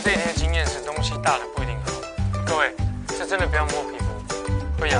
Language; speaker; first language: Chinese; native; Chinese